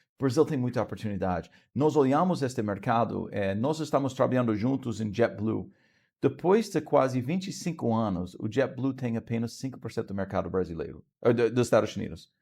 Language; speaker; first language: Portuguese; non-native, fluent; English